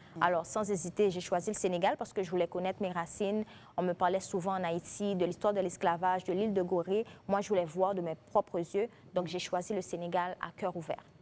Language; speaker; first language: French; non-native, local second language; Haitian Creole